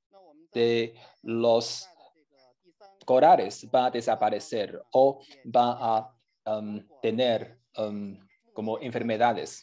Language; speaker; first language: Spanish; non-native, fluent; Chinese